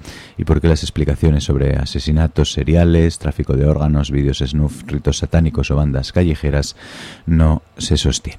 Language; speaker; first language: Spanish; native; Spanish